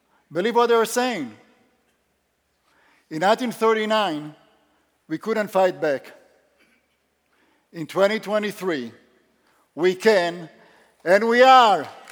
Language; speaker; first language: English; non-native, fluent; Hebrew